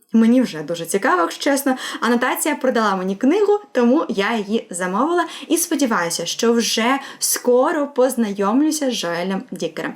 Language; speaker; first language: Ukrainian; non-native, local second language; Russian